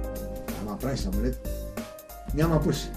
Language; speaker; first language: Bulgarian; non-native, learner; Greek